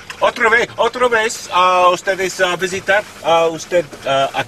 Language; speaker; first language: Spanish; non-native, learner; English